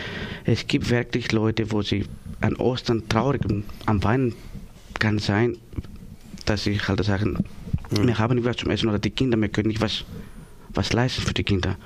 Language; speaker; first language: German; non-native, learner; Greek